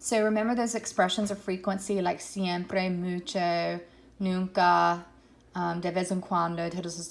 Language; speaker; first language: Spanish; non-native, fluent; English